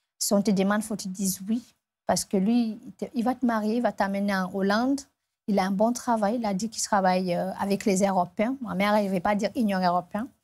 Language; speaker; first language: French; non-native, local second language; Fula